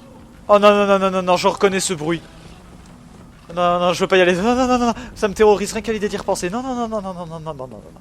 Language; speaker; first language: French; native; French